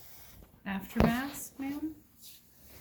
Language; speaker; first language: English; native; English